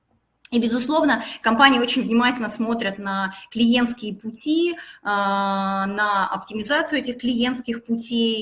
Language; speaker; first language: Russian; native; Russian